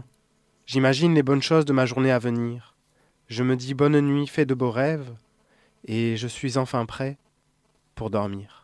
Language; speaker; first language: French; native; French